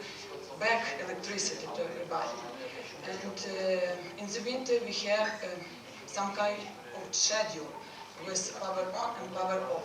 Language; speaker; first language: English; non-native, learner; Ukrainian